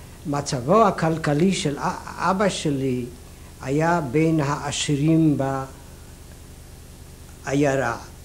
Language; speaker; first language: Hebrew; non-native, fluent; Yiddish